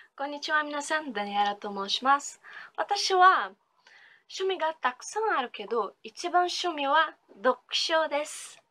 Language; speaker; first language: Japanese; non-native, learner; Portuguese